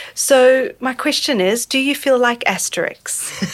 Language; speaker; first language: English; native; English